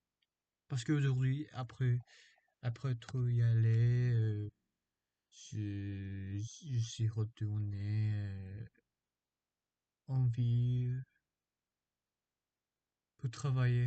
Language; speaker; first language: French; non-native, fluent; Korean